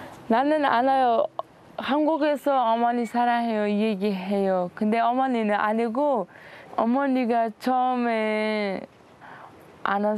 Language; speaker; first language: Korean; non-native, learner; Uzbek